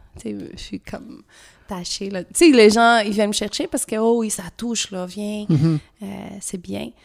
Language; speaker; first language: French; non-native, fluent; Portuguese